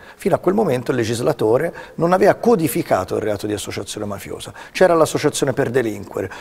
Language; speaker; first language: Italian; native; Italian